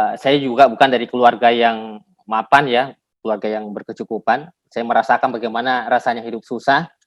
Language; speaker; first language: Indonesian; non-native, local second language; Buginese